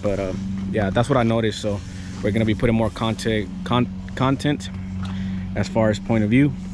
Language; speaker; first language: English; early bilingual, other home language; Spanish